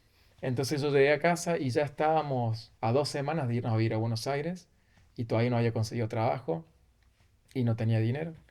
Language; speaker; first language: Spanish; native; Spanish